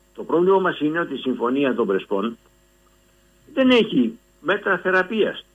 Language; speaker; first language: Greek; native; Greek